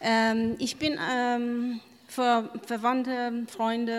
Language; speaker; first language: German; non-native, fluent; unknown